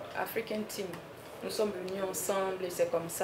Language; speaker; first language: French; non-native, fluent; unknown